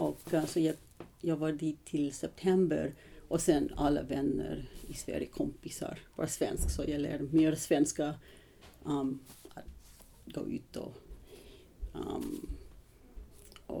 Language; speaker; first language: Swedish; non-native, learner; English